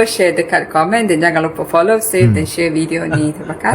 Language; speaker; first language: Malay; non-native, fluent; Bosnian